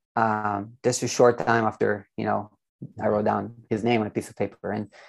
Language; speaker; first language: English; non-native, fluent; Hebrew